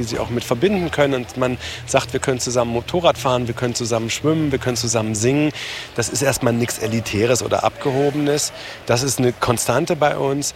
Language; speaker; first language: German; native; German